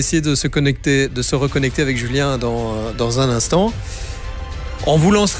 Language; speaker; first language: French; native; French